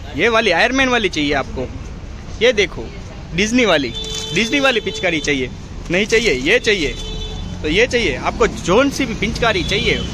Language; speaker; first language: Hindi; non-native, local second language; Gujarati